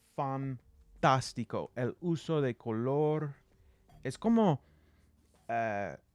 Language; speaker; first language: Spanish; non-native, learner; English